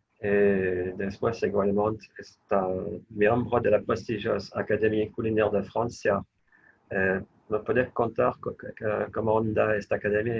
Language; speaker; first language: Spanish; non-native, learner; French